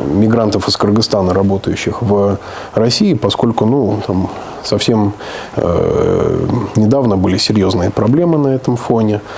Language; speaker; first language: Russian; native; Russian